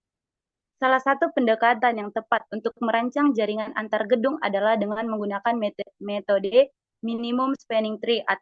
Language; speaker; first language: Indonesian; native; Indonesian